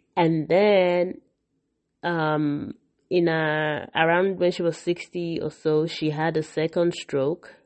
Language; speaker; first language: English; non-native, local second language; Yoruba